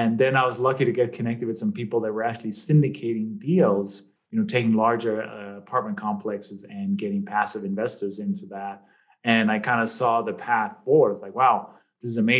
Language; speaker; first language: English; non-native, fluent; Danish